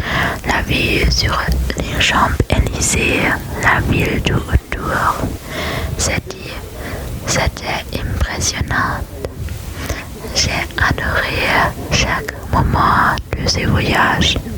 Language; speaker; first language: French; non-native, learner; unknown